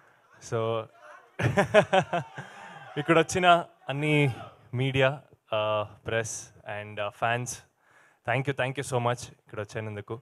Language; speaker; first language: Telugu; non-native, learner; Kannada